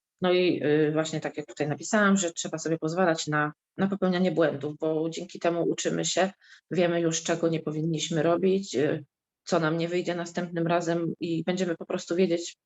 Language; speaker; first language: Polish; native; Polish